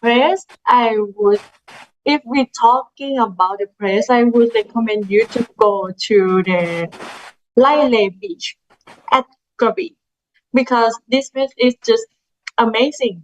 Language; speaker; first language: English; non-native, learner; Thai